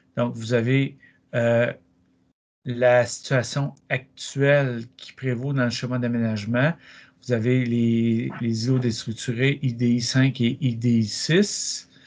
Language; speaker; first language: French; native; French